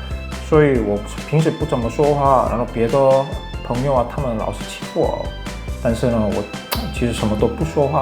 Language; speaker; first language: Chinese; non-native, fluent; Korean